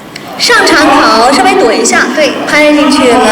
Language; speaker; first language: Chinese; native; Chinese